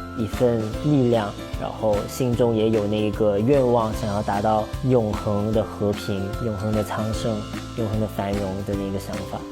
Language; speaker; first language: Chinese; early bilingual, heritage; Chinese